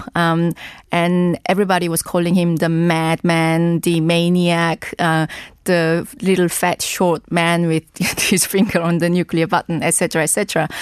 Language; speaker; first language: English; non-native, fluent; Korean